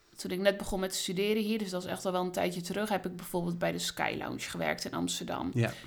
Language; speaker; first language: Dutch; native; Dutch